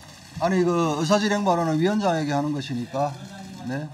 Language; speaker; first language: Korean; native; Korean